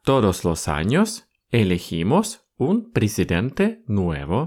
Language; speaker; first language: Spanish; non-native, fluent; Russian